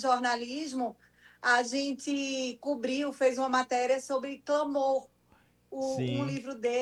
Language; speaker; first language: Portuguese; native; Portuguese